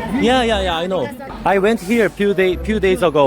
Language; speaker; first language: English; non-native, learner; Korean